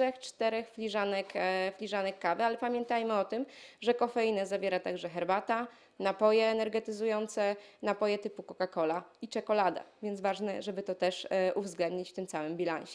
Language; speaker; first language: Polish; native; Polish